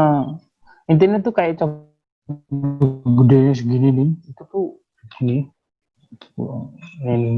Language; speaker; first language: Indonesian; native; Indonesian